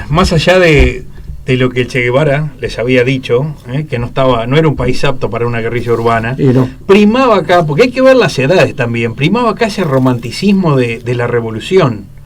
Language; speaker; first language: Spanish; native; Spanish